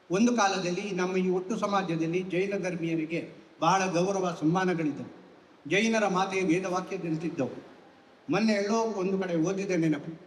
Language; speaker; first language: Kannada; native; Kannada